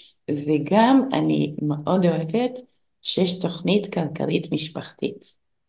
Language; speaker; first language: Hebrew; non-native, fluent; English